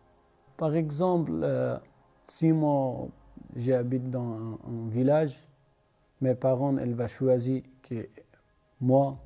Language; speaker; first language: French; non-native, learner; Persian